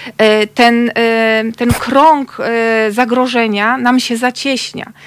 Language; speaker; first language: Polish; native; Polish